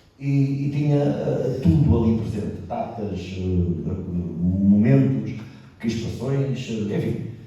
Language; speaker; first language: Portuguese; native; Portuguese